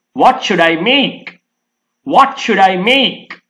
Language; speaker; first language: English; non-native, local second language; Sinhala